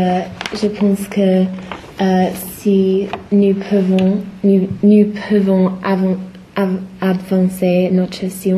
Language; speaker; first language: French; non-native, learner; English